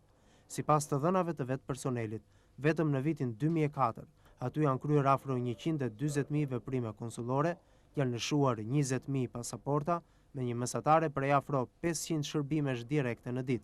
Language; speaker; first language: Albanian; native; Albanian